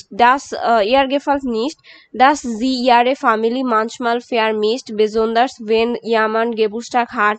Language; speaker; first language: German; non-native, learner; Bangla